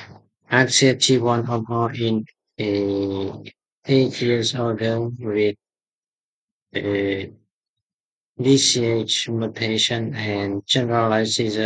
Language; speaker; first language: English; non-native, fluent; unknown